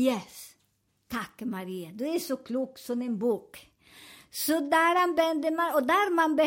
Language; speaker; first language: Swedish; non-native, learner; Spanish